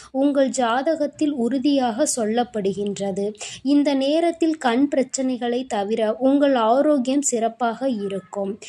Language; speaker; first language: Tamil; native; Tamil